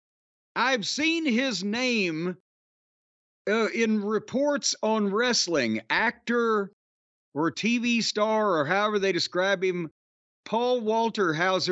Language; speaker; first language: English; native; English